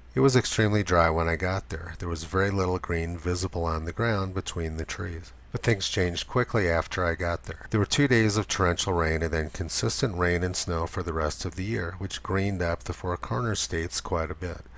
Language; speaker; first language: English; native; English